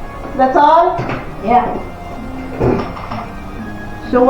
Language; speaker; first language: English; non-native, local second language; Filipino